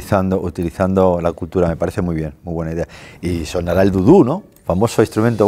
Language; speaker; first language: Spanish; native; Spanish